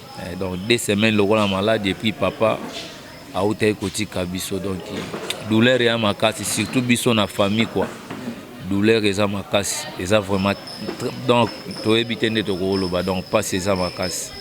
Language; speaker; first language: Lingala; native; Lingala